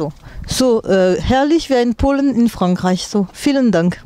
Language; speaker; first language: German; non-native, fluent; French